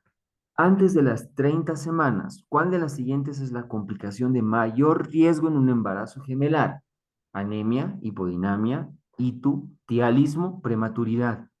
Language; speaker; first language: Spanish; native; Spanish